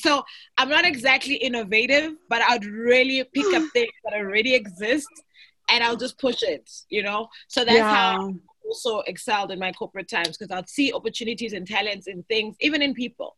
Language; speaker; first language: English; non-native, local second language; Xhosa